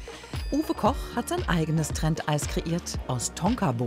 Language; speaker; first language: German; native; German